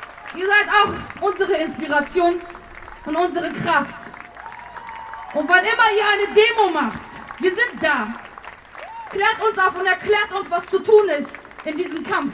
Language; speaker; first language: German; native; German